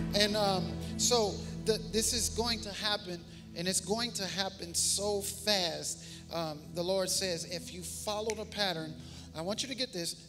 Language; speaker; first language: English; native; English